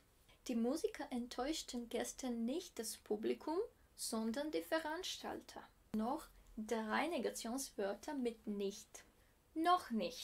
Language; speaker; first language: German; non-native, fluent; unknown